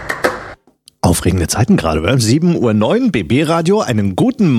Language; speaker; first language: German; native; German